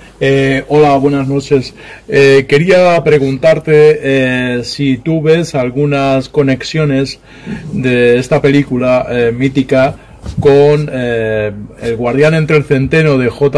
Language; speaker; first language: Spanish; native; Spanish